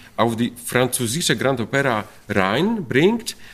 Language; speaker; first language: German; non-native, fluent; Polish